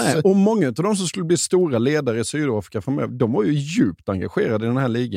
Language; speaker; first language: Swedish; native; Swedish